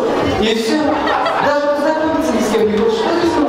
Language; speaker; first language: Russian; native; Russian